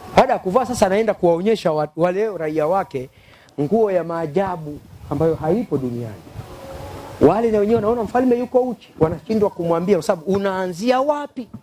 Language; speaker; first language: Swahili; native; Swahili